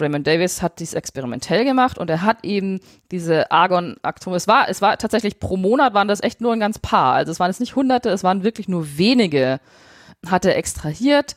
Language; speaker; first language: German; native; German